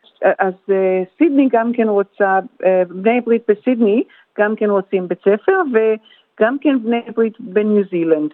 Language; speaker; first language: Hebrew; early bilingual, heritage; Hebrew